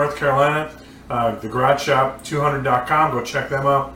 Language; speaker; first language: English; native; English